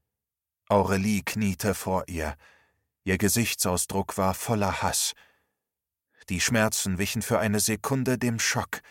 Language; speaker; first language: German; native; German